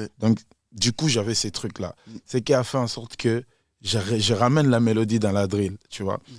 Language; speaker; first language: French; non-native, local second language; Lingala